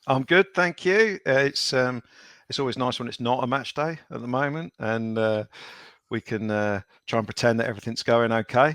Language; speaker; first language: English; native; English